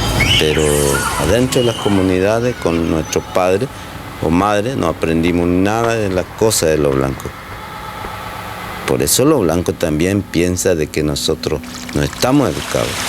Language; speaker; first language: Spanish; non-native, local second language; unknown